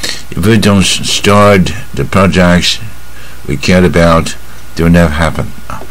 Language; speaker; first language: English; non-native, fluent; Chinese